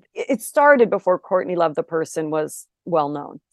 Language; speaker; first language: English; native; English